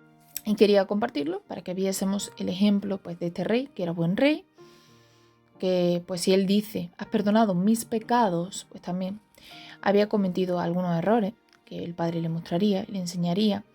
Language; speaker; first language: Spanish; native; Spanish